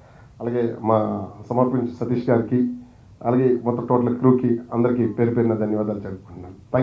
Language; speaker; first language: Telugu; native; Telugu